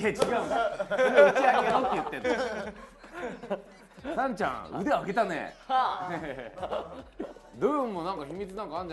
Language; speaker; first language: Japanese; native; Japanese